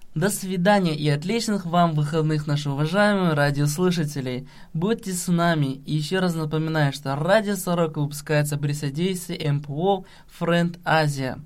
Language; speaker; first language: Russian; non-native, local second language; Kazakh